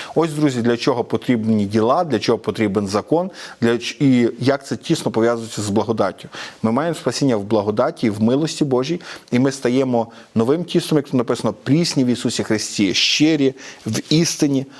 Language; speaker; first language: Ukrainian; native; Ukrainian